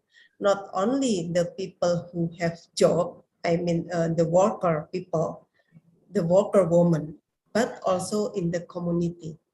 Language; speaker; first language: English; non-native, learner; Indonesian